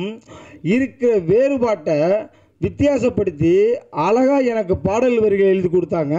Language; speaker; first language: Tamil; native; Tamil